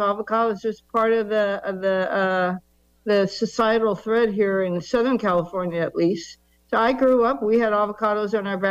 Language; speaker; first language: English; native; English